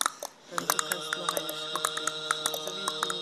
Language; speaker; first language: German; non-native, learner; Mongolian